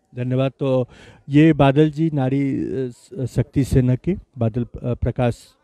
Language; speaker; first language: Hindi; native; Hindi